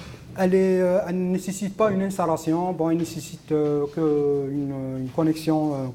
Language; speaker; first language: French; non-native, local second language; Arabic